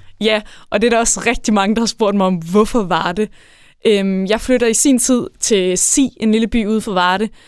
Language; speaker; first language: Danish; native; Danish